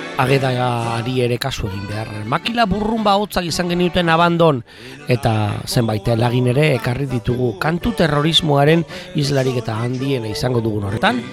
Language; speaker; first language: Basque; native; Basque